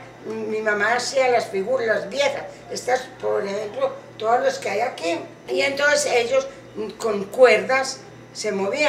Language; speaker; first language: Spanish; native; Spanish